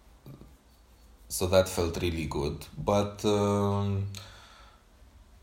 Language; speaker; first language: English; non-native, fluent; Romanian